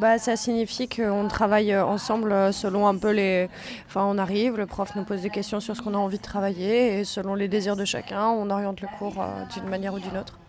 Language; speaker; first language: French; native; French